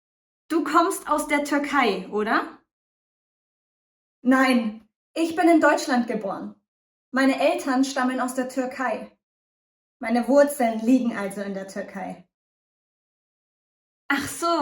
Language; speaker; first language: German; early bilingual, other home language; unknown